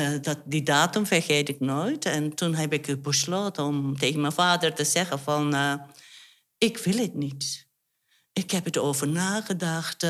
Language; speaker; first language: Dutch; non-native, fluent; Turkish